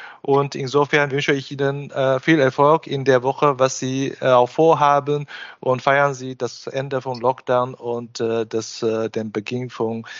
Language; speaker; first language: German; non-native, fluent; Chinese